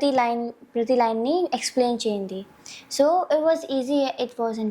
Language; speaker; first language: Telugu; non-native, local second language; Hindi